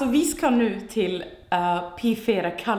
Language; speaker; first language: Swedish; non-native, fluent; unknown